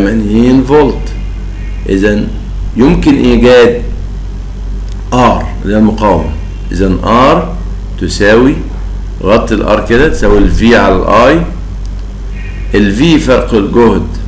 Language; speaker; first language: Arabic; native; Arabic